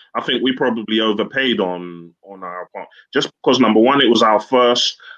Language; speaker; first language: English; native; English